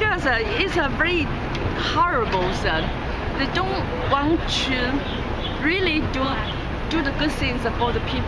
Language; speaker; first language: English; non-native, learner; Chinese